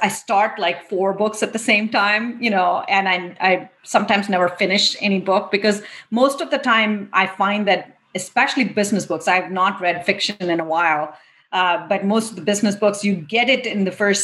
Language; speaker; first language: English; non-native, local second language; Tamil